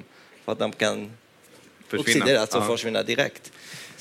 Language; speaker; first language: Swedish; non-native, fluent; French